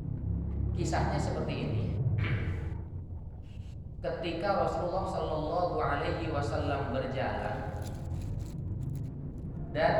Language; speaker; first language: Indonesian; native; Indonesian